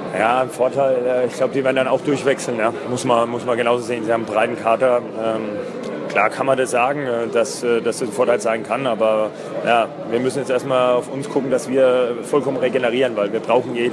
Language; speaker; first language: German; native; German